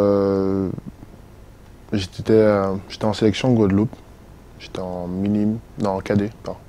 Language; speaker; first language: French; native; French